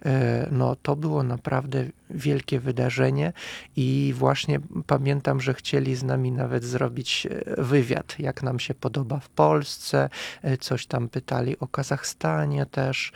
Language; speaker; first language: Polish; non-native, fluent; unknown